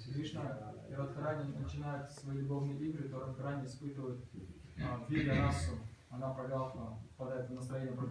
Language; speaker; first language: Russian; native; Russian